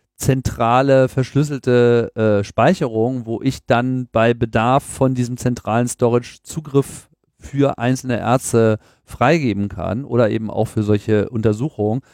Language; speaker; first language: German; native; German